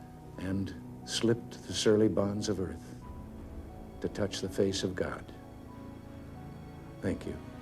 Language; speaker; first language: English; native; English